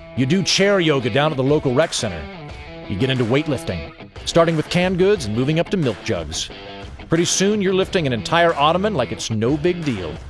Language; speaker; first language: English; native; English